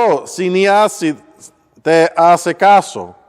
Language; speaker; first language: Spanish; non-native, learner; English